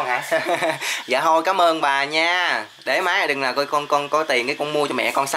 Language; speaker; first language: Vietnamese; native; Vietnamese